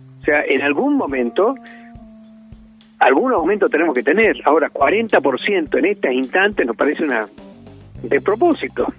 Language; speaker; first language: Spanish; native; Spanish